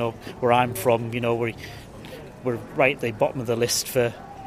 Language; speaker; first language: English; native; English